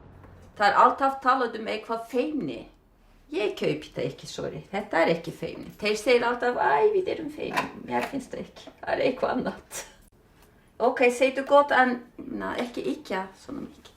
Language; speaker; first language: Icelandic; non-native, fluent; Turkish